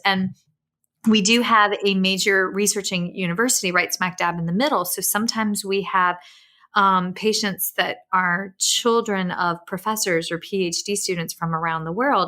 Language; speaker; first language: English; native; English